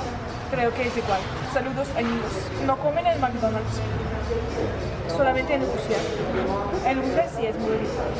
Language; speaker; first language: Spanish; non-native, fluent; Russian